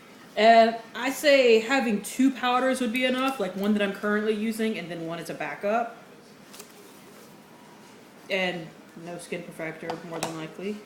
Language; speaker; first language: English; native; English